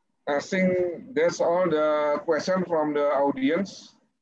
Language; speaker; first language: English; non-native, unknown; Indonesian